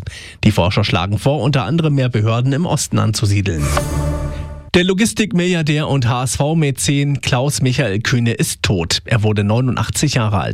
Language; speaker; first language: German; native; German